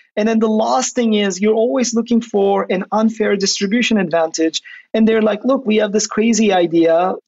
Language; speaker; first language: English; non-native, fluent; Turkish